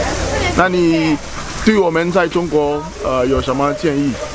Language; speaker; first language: Chinese; non-native, fluent; French